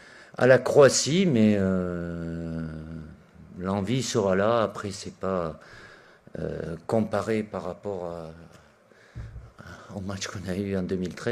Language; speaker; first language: French; native; French